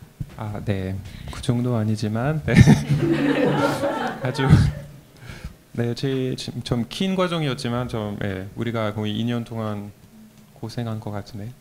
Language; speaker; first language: Korean; non-native, fluent; French